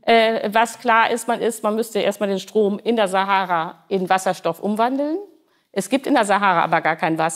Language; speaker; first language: German; native; German